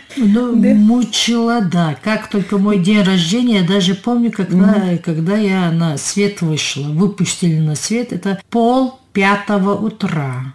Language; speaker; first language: Russian; non-native, local second language; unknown